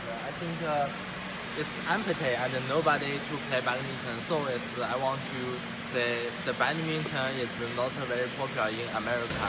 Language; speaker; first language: English; non-native, learner; Chinese